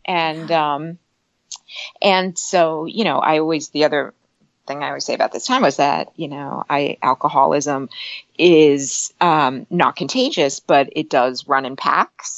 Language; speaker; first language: English; native; English